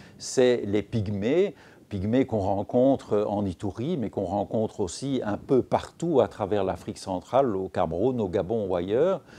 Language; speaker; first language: French; native; French